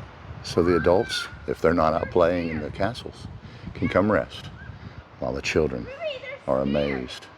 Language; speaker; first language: English; native; English